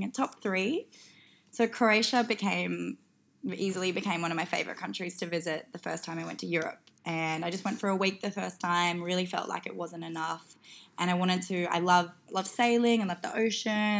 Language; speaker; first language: English; native; English